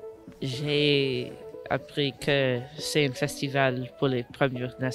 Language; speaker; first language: French; non-native, learner; English